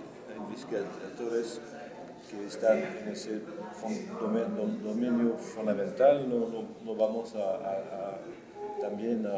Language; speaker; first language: Spanish; non-native, fluent; French